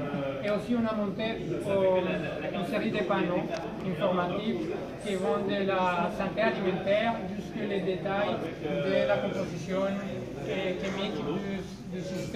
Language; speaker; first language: French; non-native, fluent; Spanish